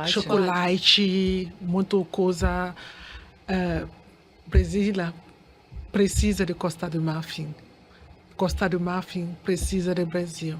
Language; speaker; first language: Portuguese; non-native, learner; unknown